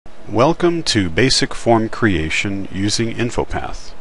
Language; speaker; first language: English; native; English